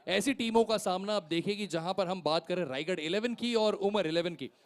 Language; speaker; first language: Hindi; non-native, local second language; Marathi